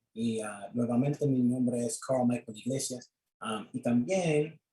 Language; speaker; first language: Spanish; early bilingual, other home language; English